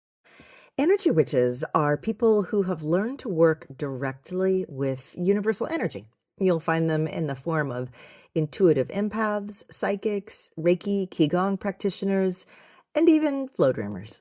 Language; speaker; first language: English; native; English